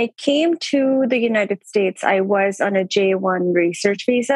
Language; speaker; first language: English; non-native, local second language; Urdu